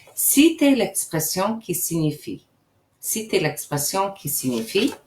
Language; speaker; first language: French; non-native, fluent; English